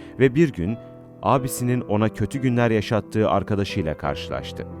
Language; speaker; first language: Turkish; native; Turkish